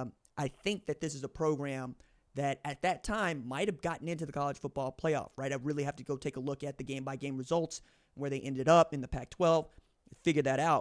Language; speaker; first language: English; native; English